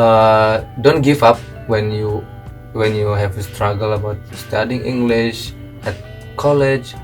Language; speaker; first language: English; non-native, learner; Indonesian